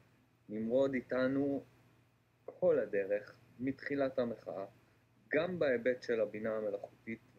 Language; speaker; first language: Hebrew; native; Hebrew